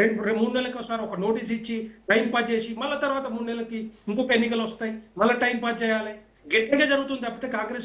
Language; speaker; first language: Telugu; native; Telugu